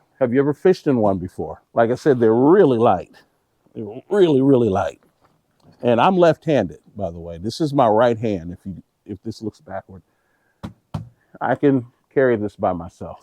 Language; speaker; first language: English; native; English